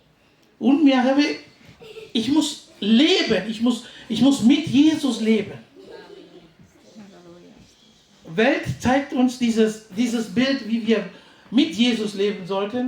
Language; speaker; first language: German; non-native, fluent; Tamil